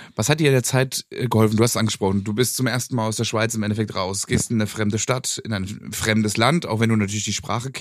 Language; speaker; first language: German; native; German